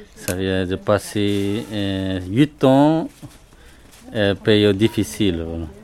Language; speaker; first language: French; non-native, learner; Chinese